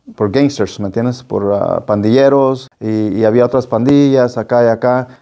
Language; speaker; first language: Spanish; native; Spanish